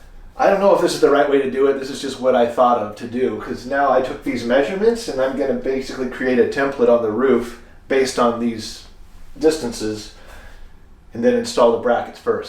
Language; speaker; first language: English; native; English